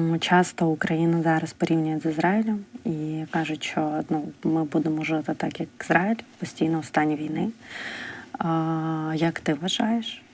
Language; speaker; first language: Ukrainian; non-native, local second language; Russian